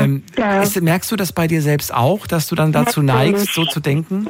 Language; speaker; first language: German; native; German